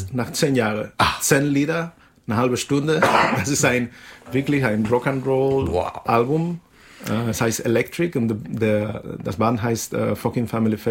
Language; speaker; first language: German; non-native, fluent; Spanish